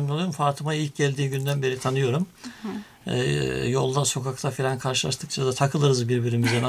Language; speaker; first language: Turkish; native; Turkish